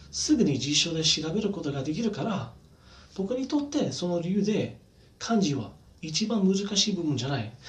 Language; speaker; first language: Japanese; non-native, learner; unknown